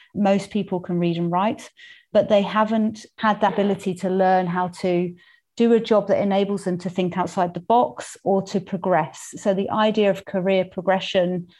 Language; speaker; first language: English; native; English